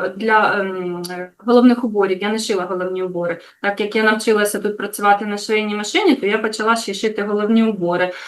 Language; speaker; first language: Ukrainian; native; Ukrainian